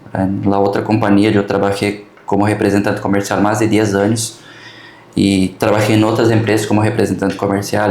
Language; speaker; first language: Portuguese; early bilingual, heritage; Portuguese